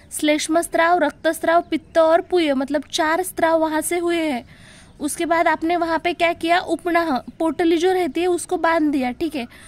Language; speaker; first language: Hindi; non-native, local second language; Marathi